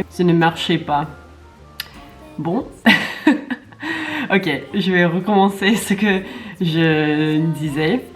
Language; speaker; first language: French; non-native, learner; English